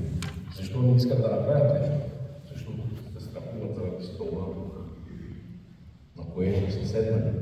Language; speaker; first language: Bulgarian; non-native, fluent; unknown